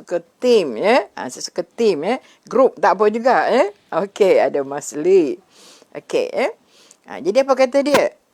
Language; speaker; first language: Malay; native; Malay